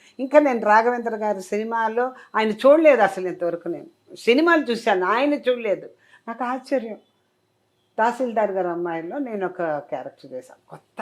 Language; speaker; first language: Telugu; native; Telugu